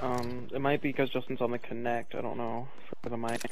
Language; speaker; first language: English; native; English